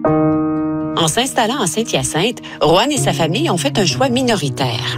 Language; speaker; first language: French; native; French